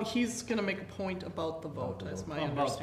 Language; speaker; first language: English; native; English